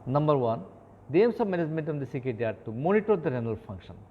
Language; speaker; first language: English; non-native, local second language; Bangla